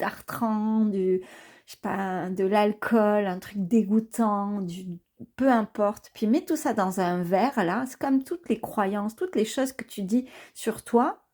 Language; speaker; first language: French; native; French